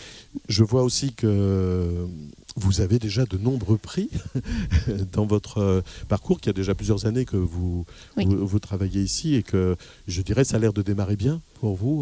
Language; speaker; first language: French; native; French